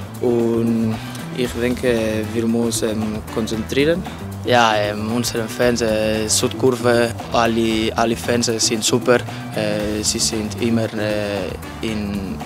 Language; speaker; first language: German; non-native, learner; Spanish